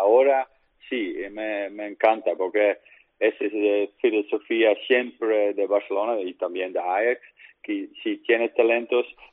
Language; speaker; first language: Spanish; non-native, learner; Dutch